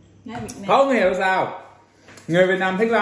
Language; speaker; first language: Vietnamese; non-native, fluent; English